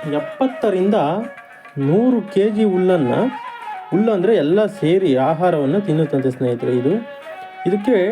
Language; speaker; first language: Kannada; native; Kannada